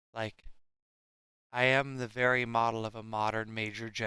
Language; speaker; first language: English; native; English